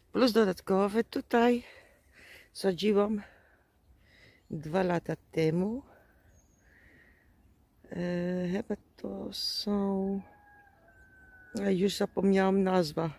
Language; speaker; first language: Polish; non-native, learner; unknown